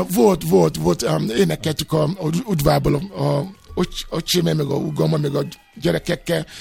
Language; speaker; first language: Hungarian; non-native, fluent; Yoruba